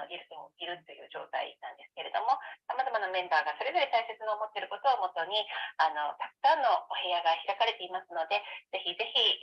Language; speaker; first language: Japanese; native; Japanese